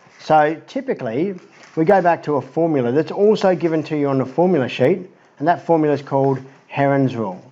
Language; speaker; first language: English; native; English